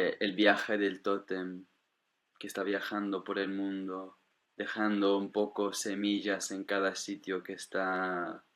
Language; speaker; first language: Spanish; non-native, fluent; English